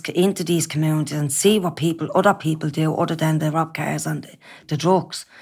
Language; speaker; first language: English; native; English